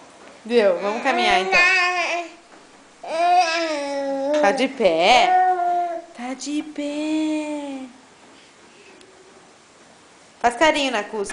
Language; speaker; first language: Portuguese; native; Portuguese